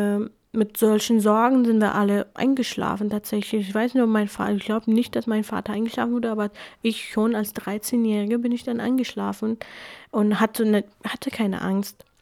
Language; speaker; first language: German; non-native, fluent; Kurdish